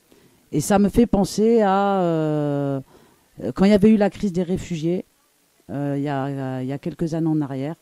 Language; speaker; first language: French; native; French